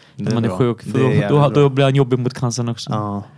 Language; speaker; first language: Swedish; early bilingual, other home language; Arabic